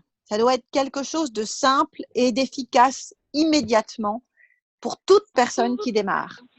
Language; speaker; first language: French; native; French